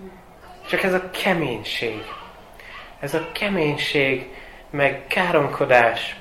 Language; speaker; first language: Hungarian; non-native, fluent; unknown